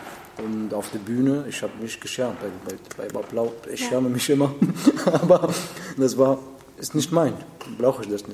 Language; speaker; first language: German; non-native, learner; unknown